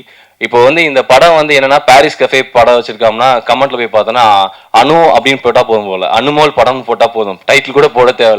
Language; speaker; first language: Tamil; native; Tamil